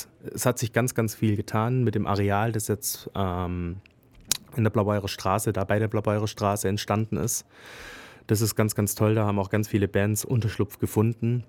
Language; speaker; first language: German; native; German